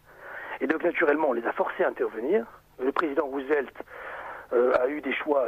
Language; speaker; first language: French; native; French